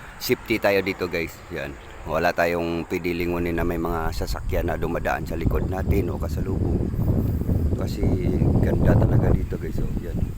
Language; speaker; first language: Filipino; non-native, local second language; Cebuano